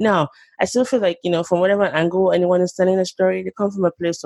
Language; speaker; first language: English; non-native, local second language; Yoruba